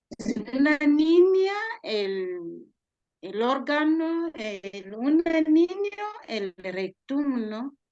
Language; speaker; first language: Spanish; non-native, learner; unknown